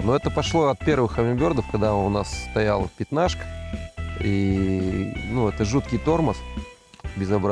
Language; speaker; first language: Russian; native; Russian